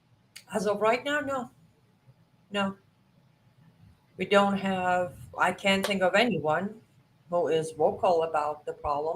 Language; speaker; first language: English; non-native, fluent; Persian